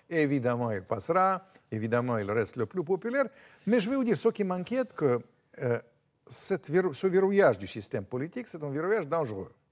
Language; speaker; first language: French; non-native, fluent; Russian